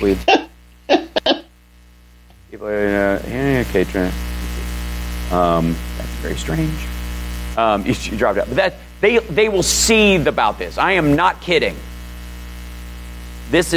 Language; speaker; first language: English; native; English